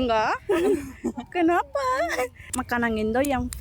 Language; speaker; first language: Indonesian; non-native, learner; Spanish